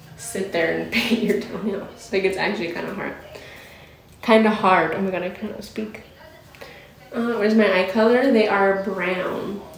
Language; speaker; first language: English; native; English